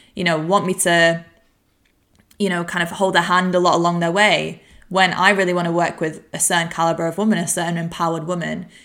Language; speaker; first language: English; native; English